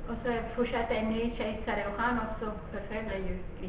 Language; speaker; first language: Swedish; non-native, fluent; Spanish